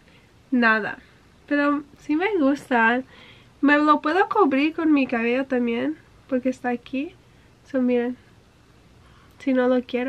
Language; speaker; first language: Spanish; early bilingual, heritage; English